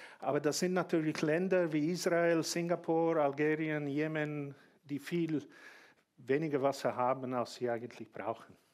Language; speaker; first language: German; non-native, fluent; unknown